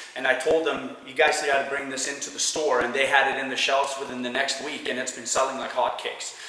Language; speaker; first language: English; non-native, fluent; Swedish